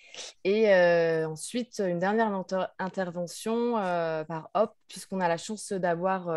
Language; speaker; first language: French; native; French